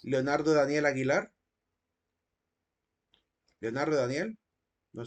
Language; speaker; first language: Spanish; native; Spanish